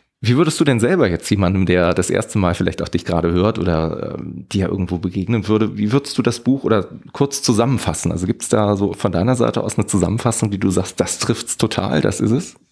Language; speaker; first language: German; native; German